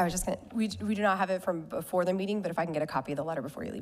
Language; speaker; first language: English; native; English